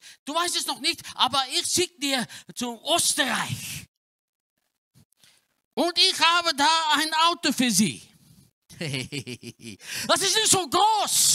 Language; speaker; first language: German; non-native, learner; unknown